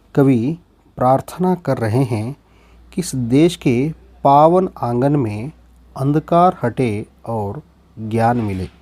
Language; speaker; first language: Hindi; non-native, local second language; Kannada